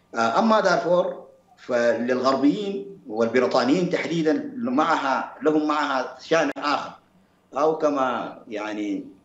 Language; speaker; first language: Arabic; native; Arabic